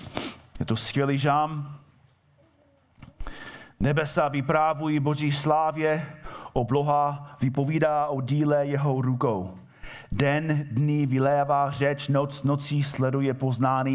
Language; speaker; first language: Czech; non-native, fluent; English